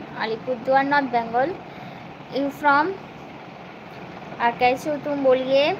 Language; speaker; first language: Hindi; non-native, local second language; Bangla